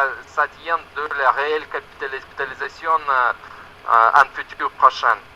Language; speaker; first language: French; non-native, learner; Russian